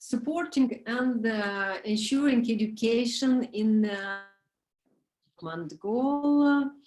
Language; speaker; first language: English; non-native, learner; Romanian